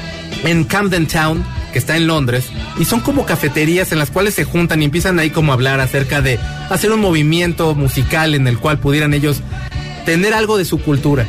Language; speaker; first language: Spanish; native; Spanish